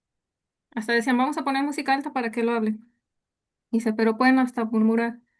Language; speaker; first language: Spanish; native; Spanish